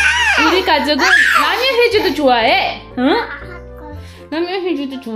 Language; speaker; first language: Korean; non-native, fluent; Uzbek